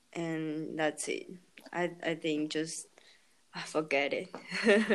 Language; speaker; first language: English; non-native, learner; Chinese